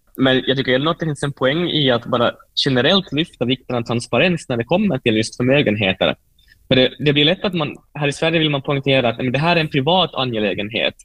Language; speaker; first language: Swedish; native; Swedish